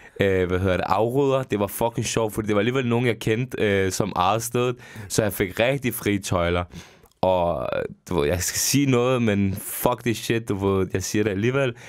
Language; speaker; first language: Danish; early bilingual, other home language; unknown